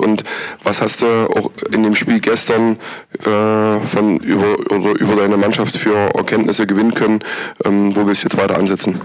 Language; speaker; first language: German; native; German